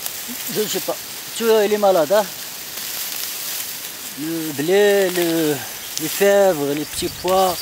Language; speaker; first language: French; non-native, learner; Berber languages